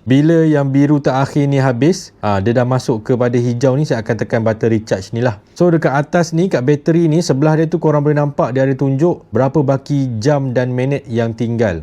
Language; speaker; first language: Malay; native; Malay